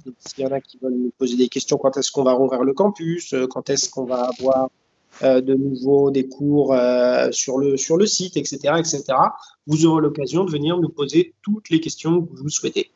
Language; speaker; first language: French; native; French